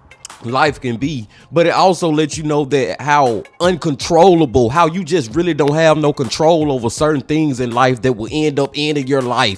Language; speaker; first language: English; native; English